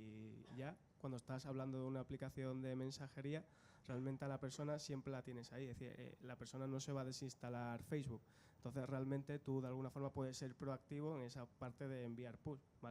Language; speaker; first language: Spanish; native; Spanish